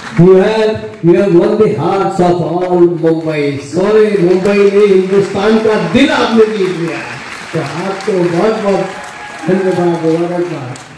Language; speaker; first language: Hindi; native; Hindi